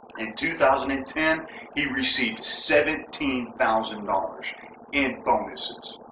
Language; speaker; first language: English; native; English